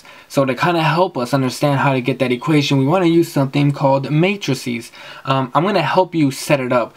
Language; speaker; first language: English; native; English